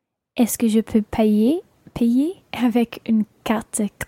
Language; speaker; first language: French; non-native, learner; English